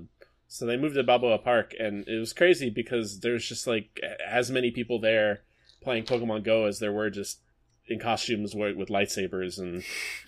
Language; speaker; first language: English; native; English